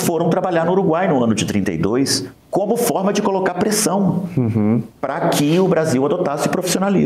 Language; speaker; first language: Portuguese; native; Portuguese